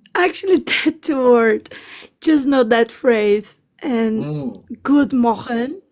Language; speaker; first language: English; non-native, learner; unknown